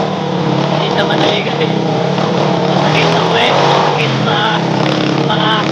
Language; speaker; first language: Filipino; non-native, local second language; Cebuano